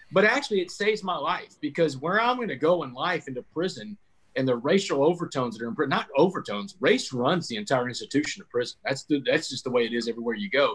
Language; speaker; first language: English; native; English